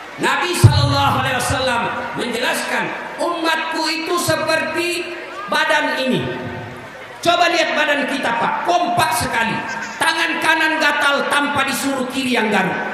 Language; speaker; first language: Indonesian; non-native, local second language; Buginese